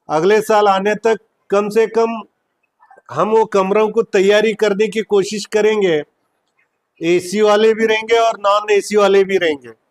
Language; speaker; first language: Hindi; non-native, local second language; Urdu